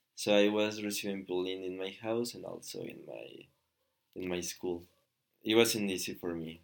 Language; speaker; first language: English; non-native, fluent; Spanish